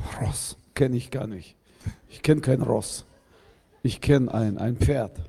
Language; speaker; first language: German; early bilingual, heritage; German